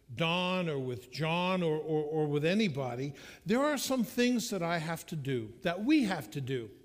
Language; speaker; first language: English; native; English